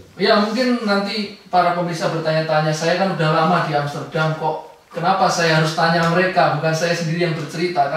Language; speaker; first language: Indonesian; native; Indonesian